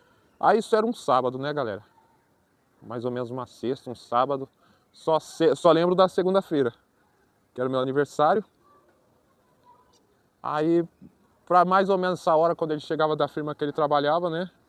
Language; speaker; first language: Portuguese; native; Portuguese